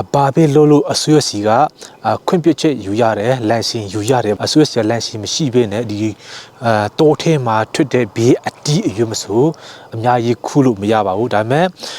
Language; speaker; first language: Burmese; non-native, local second language; Hakha Chin